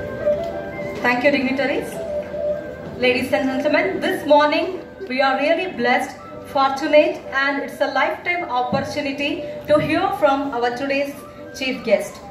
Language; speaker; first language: English; non-native, local second language; Kannada